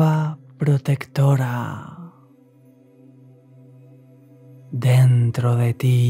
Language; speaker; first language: Spanish; native; Spanish